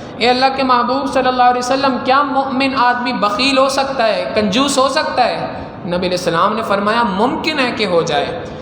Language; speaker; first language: Urdu; native; Urdu